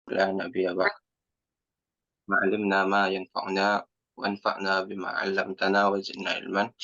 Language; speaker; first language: Arabic; non-native, fluent; Indonesian